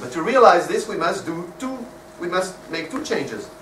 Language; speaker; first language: English; non-native, fluent; French